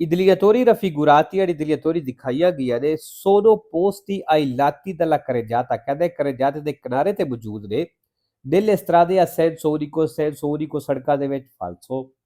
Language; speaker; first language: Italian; non-native, fluent; Punjabi